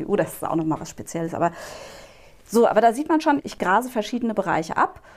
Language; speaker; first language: German; native; German